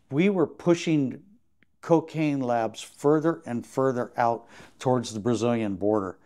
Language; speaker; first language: English; native; English